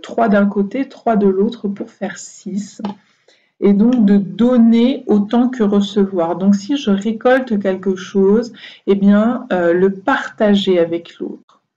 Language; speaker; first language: French; native; French